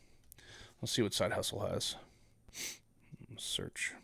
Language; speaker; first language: English; native; English